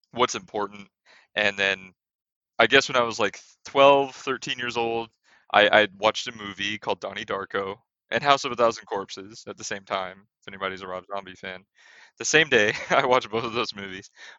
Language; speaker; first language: English; native; English